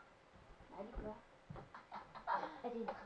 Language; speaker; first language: Danish; native; Danish